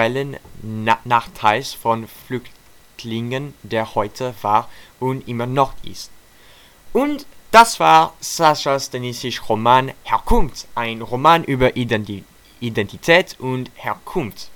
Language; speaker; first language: German; non-native, learner; French